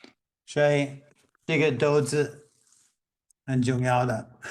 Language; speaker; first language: Chinese; non-native, fluent; English